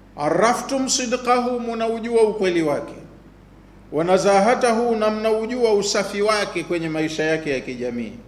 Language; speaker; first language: Swahili; native; Swahili